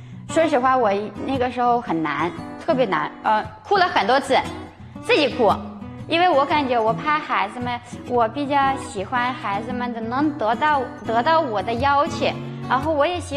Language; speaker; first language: Chinese; non-native, fluent; Ukrainian